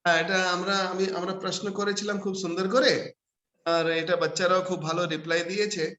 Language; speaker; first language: Bangla; non-native, local second language; Hindi